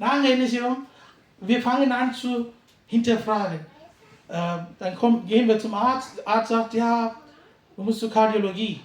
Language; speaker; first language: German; non-native, fluent; Tamil